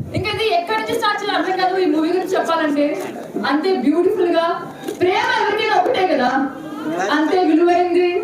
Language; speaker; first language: Telugu; non-native, learner; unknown